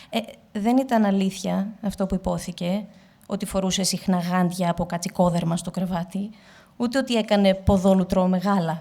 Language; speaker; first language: Greek; native; Greek